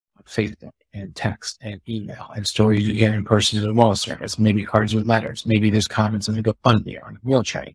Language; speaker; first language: English; native; English